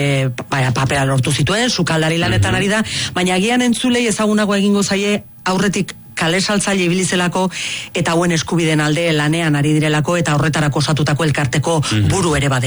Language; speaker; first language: Basque; native; Basque